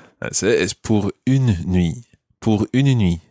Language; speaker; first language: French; non-native, fluent; English